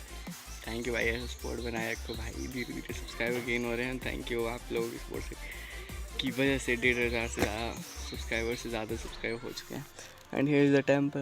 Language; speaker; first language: Hindi; native; Hindi